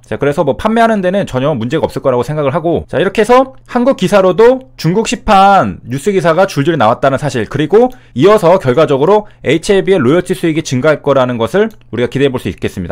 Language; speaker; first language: Korean; native; Korean